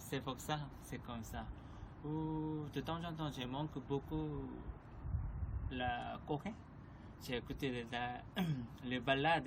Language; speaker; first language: French; non-native, learner; Korean